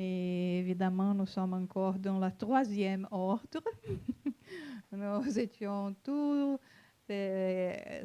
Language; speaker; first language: French; non-native, fluent; Portuguese